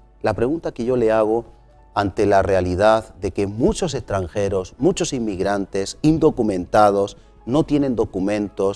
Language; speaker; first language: Spanish; native; Spanish